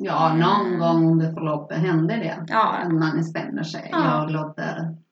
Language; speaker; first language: Swedish; non-native, fluent; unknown